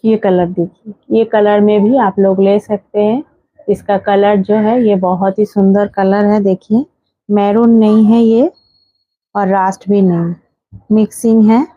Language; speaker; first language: Hindi; non-native, local second language; Bangla